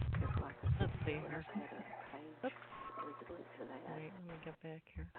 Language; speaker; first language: English; native; English